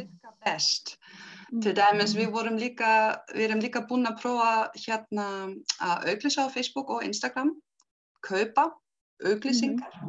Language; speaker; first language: Icelandic; non-native, learner; German